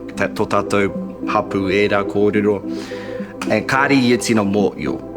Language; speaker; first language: Māori; non-native, local second language; English